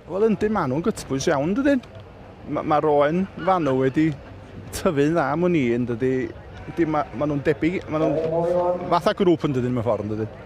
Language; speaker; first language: Welsh; native; Welsh